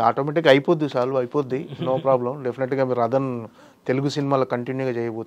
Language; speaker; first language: Telugu; native; Telugu